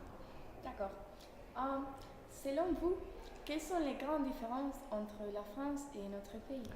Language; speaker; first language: French; non-native, learner; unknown